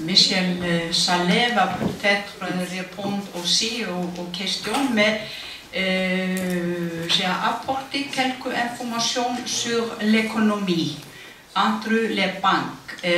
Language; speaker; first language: French; non-native, fluent; Icelandic